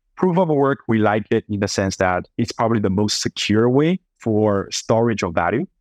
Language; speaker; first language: English; non-native, fluent; Chinese